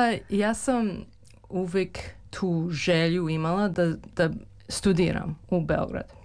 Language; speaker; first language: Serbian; early bilingual, heritage; English